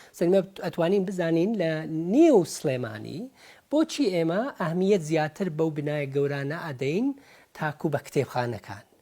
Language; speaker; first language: Central Kurdish; early bilingual, heritage; Central Kurdish